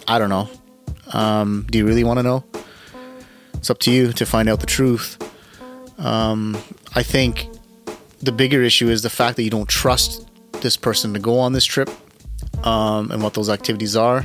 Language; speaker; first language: English; early bilingual, other home language; Punjabi